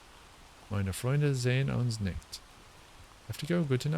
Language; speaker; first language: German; non-native, learner; English